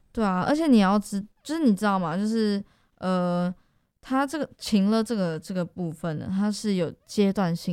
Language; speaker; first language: Chinese; native; Chinese